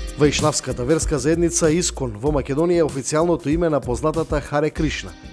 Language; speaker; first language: Macedonian; native; Macedonian